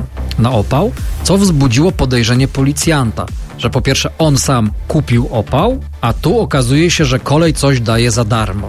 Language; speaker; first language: Polish; native; Polish